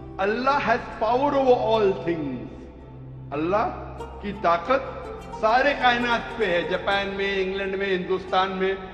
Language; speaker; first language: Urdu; non-native, local second language; Konkani